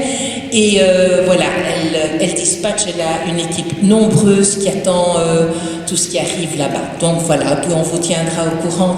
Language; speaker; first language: French; native; French